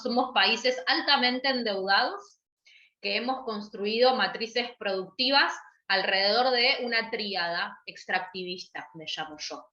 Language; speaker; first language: Spanish; native; Spanish